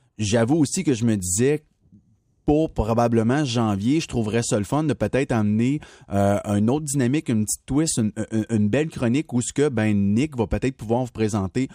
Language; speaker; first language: French; native; French